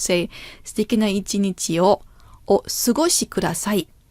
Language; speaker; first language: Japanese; non-native, fluent; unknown